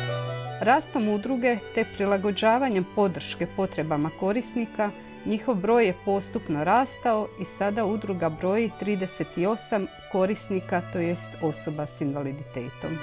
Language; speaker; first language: Croatian; native; Croatian